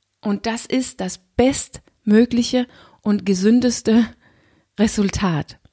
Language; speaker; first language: German; non-native, fluent; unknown